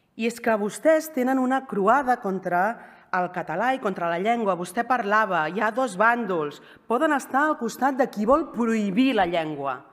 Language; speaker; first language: Catalan; native; Catalan